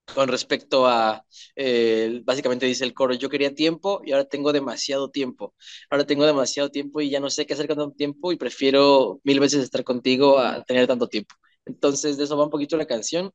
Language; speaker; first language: Spanish; native; Spanish